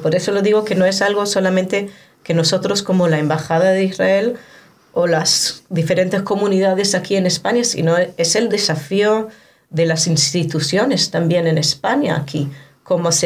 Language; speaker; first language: Spanish; non-native, fluent; Hebrew